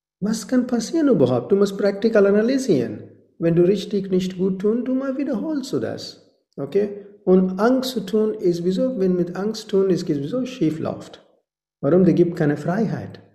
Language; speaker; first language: German; non-native, fluent; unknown